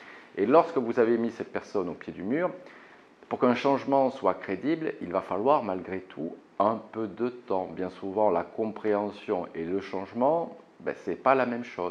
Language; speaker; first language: French; native; French